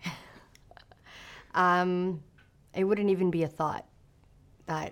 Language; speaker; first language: English; native; English